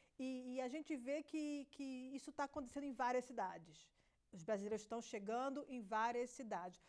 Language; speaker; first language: Portuguese; native; Portuguese